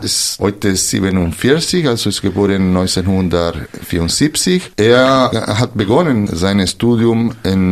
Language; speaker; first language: German; non-native, fluent; Spanish